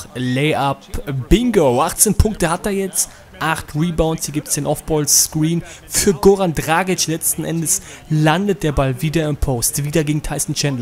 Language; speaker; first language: German; native; German